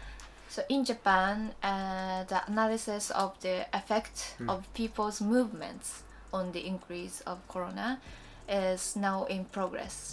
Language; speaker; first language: English; non-native, learner; Japanese